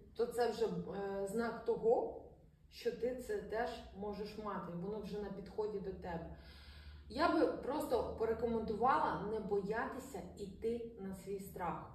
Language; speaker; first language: Ukrainian; non-native, local second language; Russian